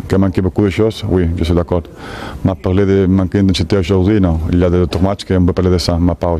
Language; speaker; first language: French; non-native, fluent; Spanish